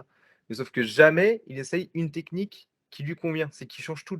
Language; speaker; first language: French; native; French